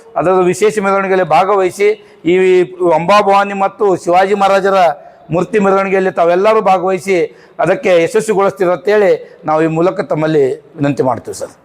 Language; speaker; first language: Kannada; non-native, local second language; Lambadi